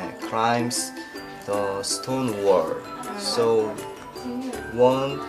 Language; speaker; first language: English; non-native, learner; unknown